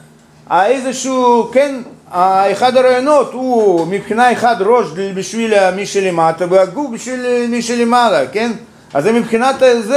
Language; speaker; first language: Hebrew; non-native, fluent; Russian